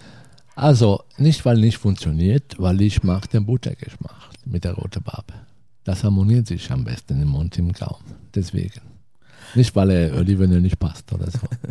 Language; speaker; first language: German; non-native, fluent; Italian